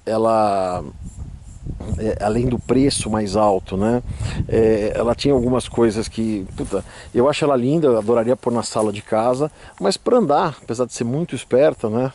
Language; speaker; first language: Portuguese; native; Portuguese